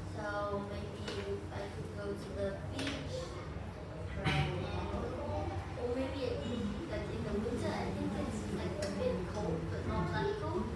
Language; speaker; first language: English; non-native, learner; Vietnamese